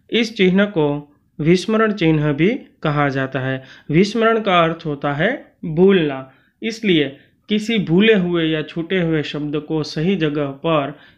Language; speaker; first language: Hindi; non-native, local second language; Gujarati